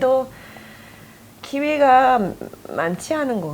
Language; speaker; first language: Korean; non-native, fluent; English